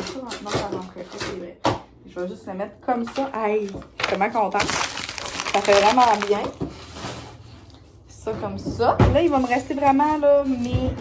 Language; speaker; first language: French; native; French